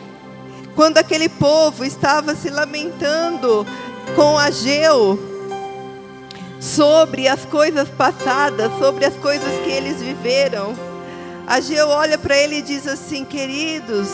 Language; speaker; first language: Portuguese; native; Portuguese